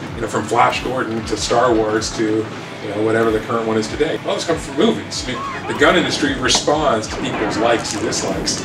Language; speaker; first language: English; native; English